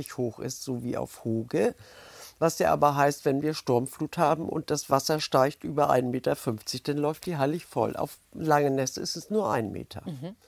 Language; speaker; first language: German; native; German